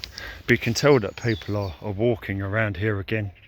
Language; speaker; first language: English; native; English